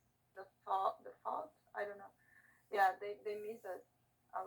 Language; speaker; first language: English; non-native, learner; Portuguese